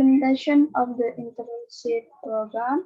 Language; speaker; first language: English; non-native, learner; Indonesian